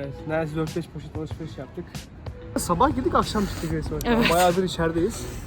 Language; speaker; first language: Turkish; native; Turkish